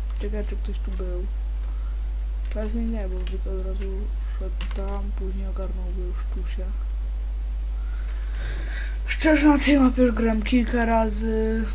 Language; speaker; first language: Polish; native; Polish